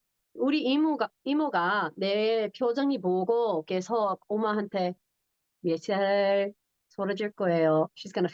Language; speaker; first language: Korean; non-native, learner; English